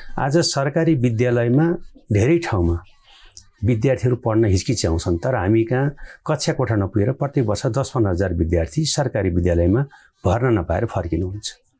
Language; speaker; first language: Nepali; native; Nepali